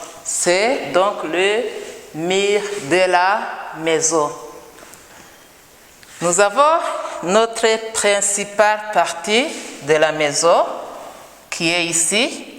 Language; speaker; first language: French; non-native, local second language; Kinyarwanda